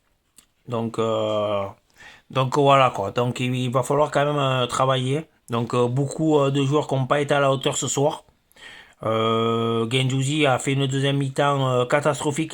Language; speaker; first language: French; native; French